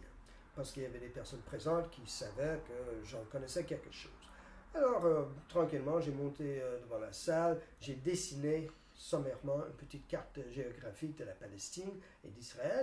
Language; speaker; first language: French; non-native, fluent; English